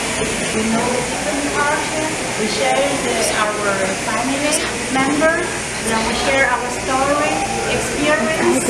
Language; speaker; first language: English; non-native, learner; Chinese